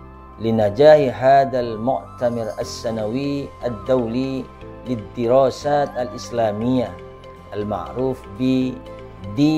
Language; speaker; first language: Arabic; non-native, fluent; Indonesian